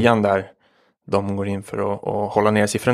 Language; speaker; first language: Swedish; native; Swedish